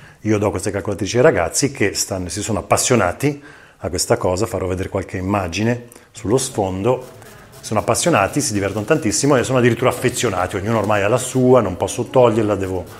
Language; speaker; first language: Italian; native; Italian